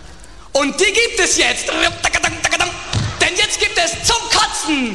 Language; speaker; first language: German; native; German